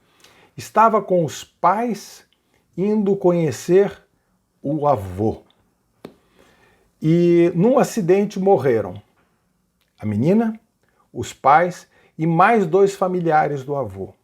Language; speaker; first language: Portuguese; native; Portuguese